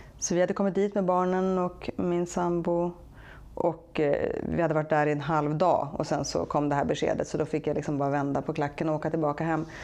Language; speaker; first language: Swedish; native; Swedish